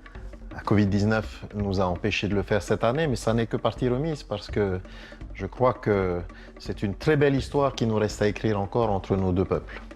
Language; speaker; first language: French; native; French